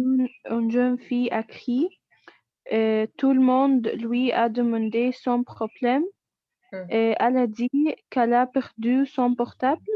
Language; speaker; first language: French; non-native, learner; Arabic